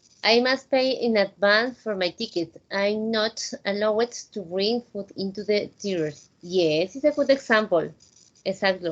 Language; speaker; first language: English; non-native, fluent; Spanish